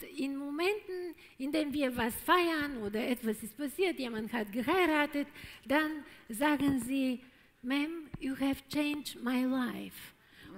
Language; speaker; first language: German; non-native, fluent; Bulgarian